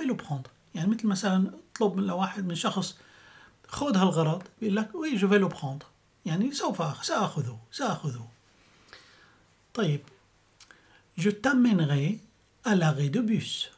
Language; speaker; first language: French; non-native, fluent; Arabic